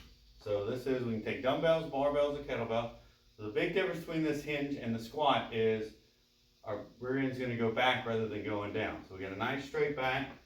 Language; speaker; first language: English; native; English